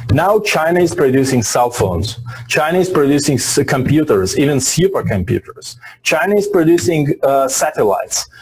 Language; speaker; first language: English; non-native, fluent; Russian